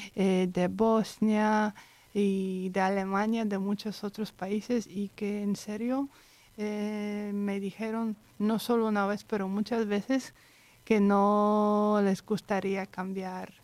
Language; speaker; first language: Spanish; non-native, fluent; Polish